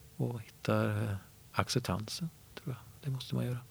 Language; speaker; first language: Swedish; native; Swedish